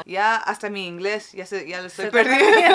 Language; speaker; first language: Spanish; early bilingual, heritage; Spanish